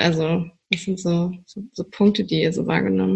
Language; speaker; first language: German; native; German